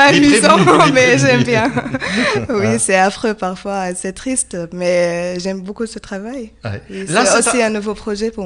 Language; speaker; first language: French; non-native, learner; Arabic